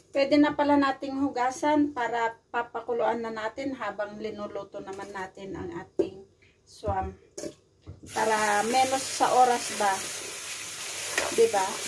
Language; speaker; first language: Filipino; non-native, local second language; Iloko